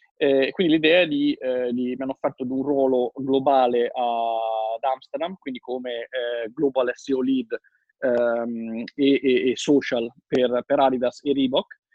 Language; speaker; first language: Italian; native; Italian